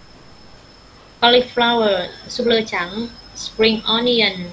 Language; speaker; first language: English; non-native, learner; Vietnamese